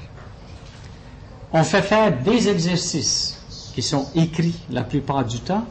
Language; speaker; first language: French; native; French